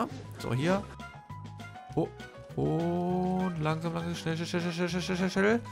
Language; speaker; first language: German; native; German